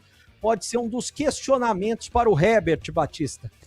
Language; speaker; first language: Portuguese; native; Portuguese